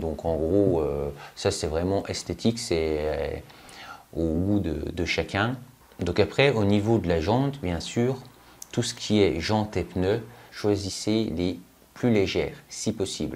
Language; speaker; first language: French; native; French